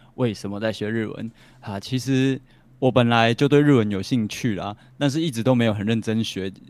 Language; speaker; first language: Chinese; native; Chinese